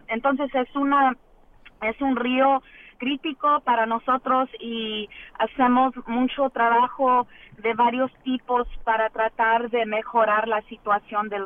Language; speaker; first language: Spanish; early bilingual, heritage; Spanish